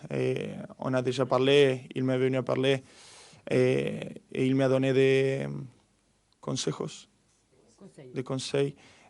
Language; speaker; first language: French; non-native, fluent; Spanish